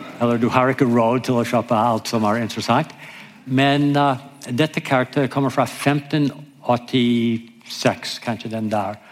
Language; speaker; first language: Norwegian; non-native, fluent; English